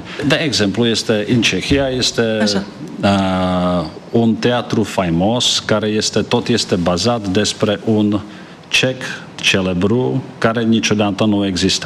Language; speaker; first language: Romanian; non-native, fluent; Czech